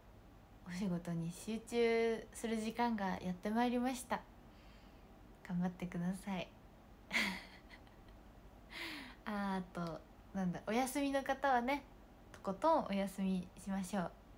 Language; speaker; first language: Japanese; native; Japanese